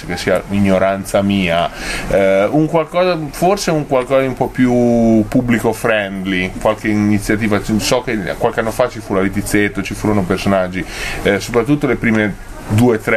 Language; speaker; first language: Italian; native; Italian